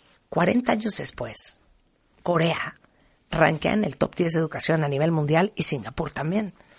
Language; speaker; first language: Spanish; native; Spanish